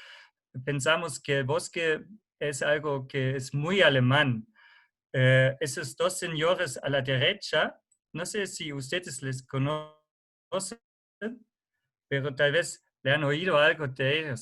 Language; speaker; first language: Spanish; non-native, fluent; German